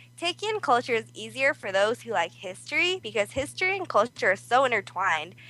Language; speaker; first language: English; early bilingual, other home language; Korean